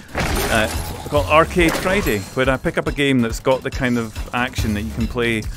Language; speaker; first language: English; native; English